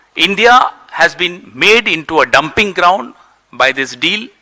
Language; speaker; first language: English; non-native, local second language; Hindi